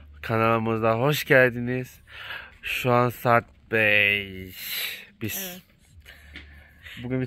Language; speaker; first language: Turkish; non-native, learner; Chinese